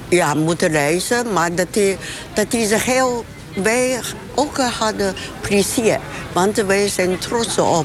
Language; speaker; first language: Dutch; non-native, learner; Chinese